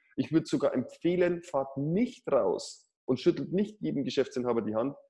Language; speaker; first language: German; native; German